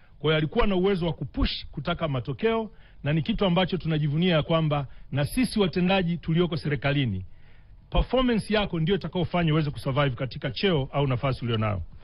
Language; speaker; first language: Swahili; native; Swahili